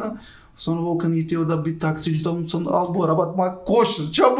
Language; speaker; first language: Turkish; non-native, learner; Portuguese